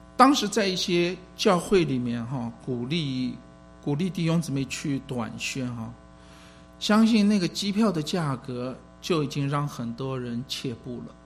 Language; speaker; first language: Chinese; native; Chinese